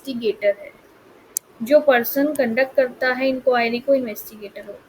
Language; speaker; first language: Hindi; native; Hindi